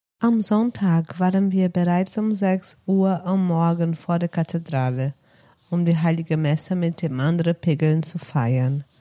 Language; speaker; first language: German; non-native, fluent; Portuguese